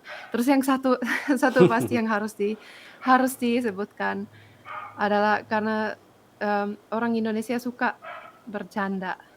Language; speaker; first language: Indonesian; non-native, fluent; Finnish